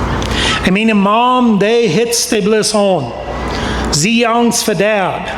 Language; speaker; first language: German; non-native, learner; Plautdietsch